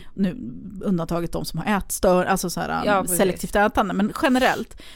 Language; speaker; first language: Swedish; early bilingual, other home language; Greek